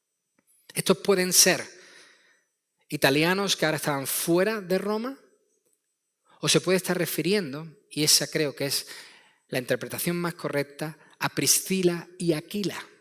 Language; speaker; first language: Spanish; native; Spanish